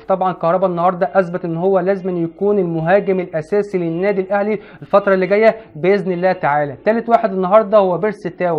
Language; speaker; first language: Arabic; native; Arabic